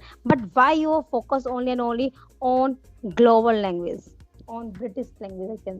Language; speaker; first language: English; non-native, learner; Hindi